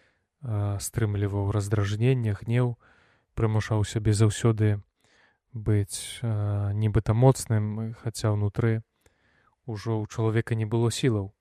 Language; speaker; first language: Belarusian; non-native, local second language; Russian